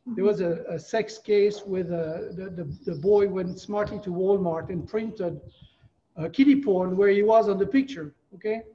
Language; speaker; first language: English; non-native, fluent; French